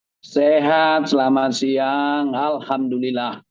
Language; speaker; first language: Indonesian; native; Indonesian